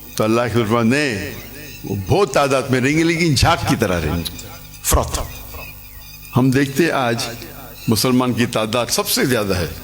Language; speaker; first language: Urdu; non-native, local second language; English